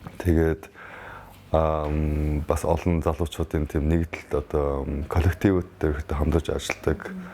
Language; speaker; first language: Mongolian; early bilingual, heritage; Mongolian